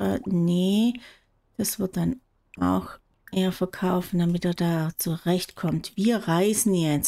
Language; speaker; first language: German; native; German